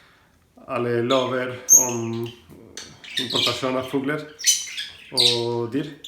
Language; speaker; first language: Norwegian; non-native, learner; Spanish